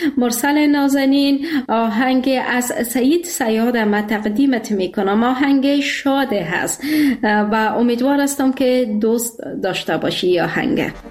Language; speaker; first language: Persian; native; Persian